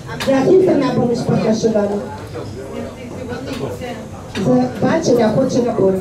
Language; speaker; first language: Hebrew; non-native, fluent; Russian